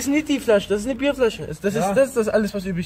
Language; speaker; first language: German; native; German